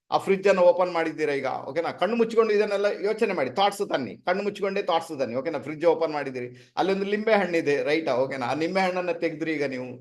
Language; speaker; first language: Kannada; non-native, local second language; Tulu